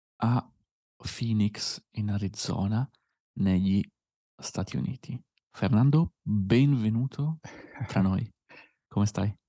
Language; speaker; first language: Italian; native; Italian